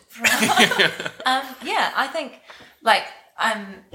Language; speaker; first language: English; native; English